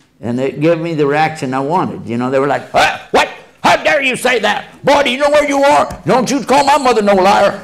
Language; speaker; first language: English; native; English